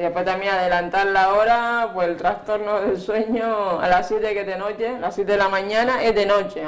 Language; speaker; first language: Spanish; native; Spanish